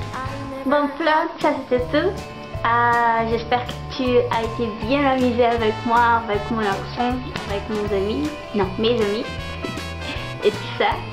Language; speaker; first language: French; non-native, learner; Portuguese